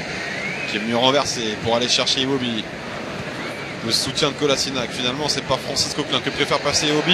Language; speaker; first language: French; native; French